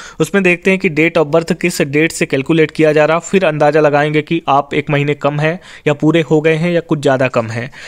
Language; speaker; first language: Hindi; native; Hindi